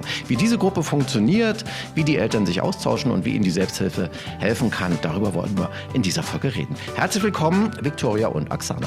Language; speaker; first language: German; native; German